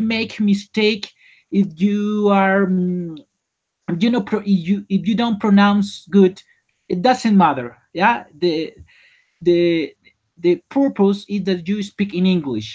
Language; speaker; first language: English; non-native, learner; Spanish